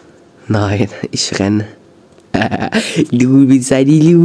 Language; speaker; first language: German; early bilingual, other home language; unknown